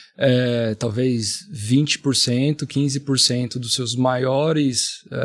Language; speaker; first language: Portuguese; native; Portuguese